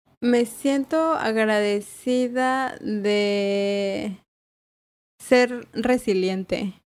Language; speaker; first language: Spanish; native; Spanish